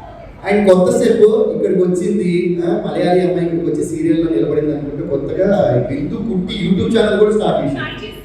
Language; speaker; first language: Telugu; native; Telugu